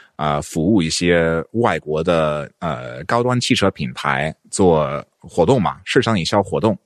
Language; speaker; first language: Chinese; non-native, fluent; English